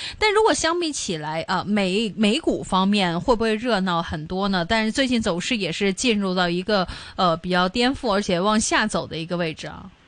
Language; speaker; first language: Chinese; non-native, local second language; Cantonese